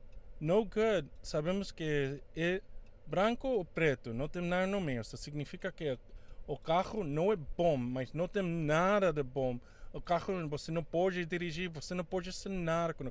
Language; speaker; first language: Portuguese; non-native, fluent; Spanish